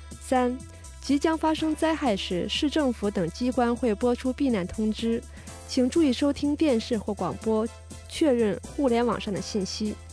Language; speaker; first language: Chinese; native; Chinese